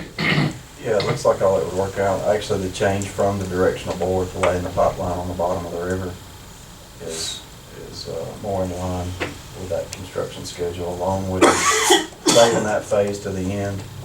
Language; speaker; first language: English; native; English